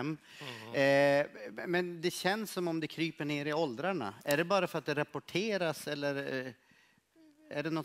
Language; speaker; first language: Swedish; native; Swedish